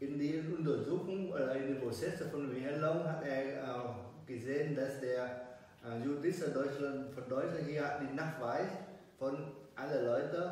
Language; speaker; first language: German; non-native, learner; Vietnamese